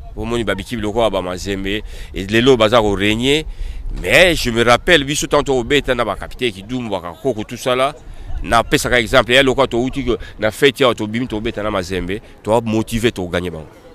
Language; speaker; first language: Lingala; native; Lingala